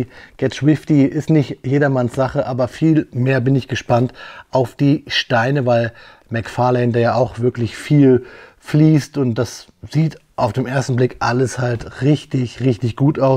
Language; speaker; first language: German; native; German